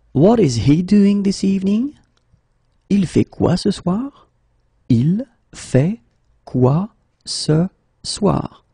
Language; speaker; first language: French; native; French